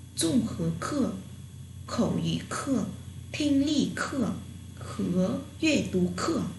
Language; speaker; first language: Chinese; non-native, learner; Vietnamese